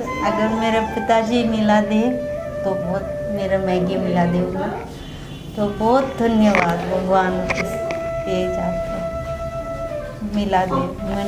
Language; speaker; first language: Hindi; early bilingual, other home language; Nepali